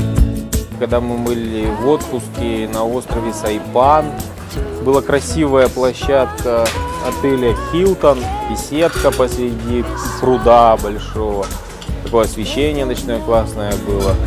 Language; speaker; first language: Russian; native; Russian